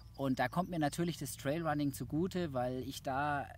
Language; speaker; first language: German; native; German